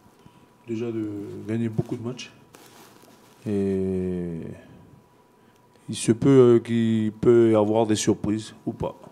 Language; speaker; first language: French; non-native, fluent; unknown